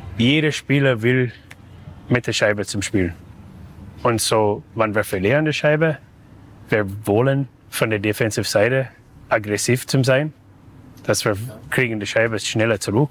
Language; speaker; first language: German; non-native, learner; English